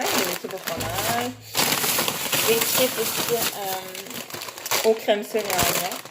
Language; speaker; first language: French; native; French